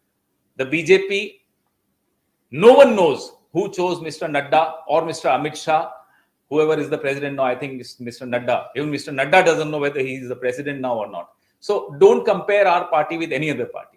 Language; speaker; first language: English; non-native, local second language; Hindi